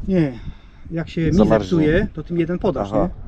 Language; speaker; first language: Polish; native; Polish